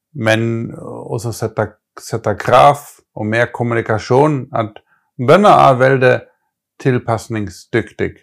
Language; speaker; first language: Norwegian; non-native, fluent; German